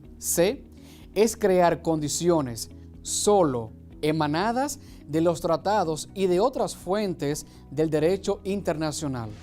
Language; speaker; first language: Spanish; native; Spanish